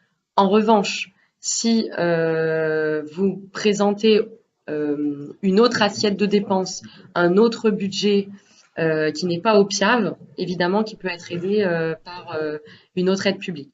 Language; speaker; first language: French; native; French